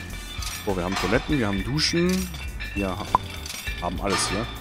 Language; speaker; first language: German; native; German